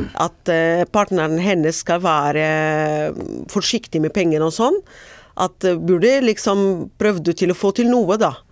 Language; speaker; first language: Norwegian; non-native, fluent; Arabic